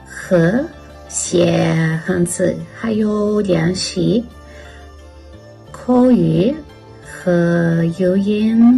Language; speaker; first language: Chinese; non-native, learner; Portuguese